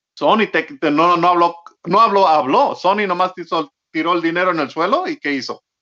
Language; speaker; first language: Spanish; early bilingual, heritage; Spanish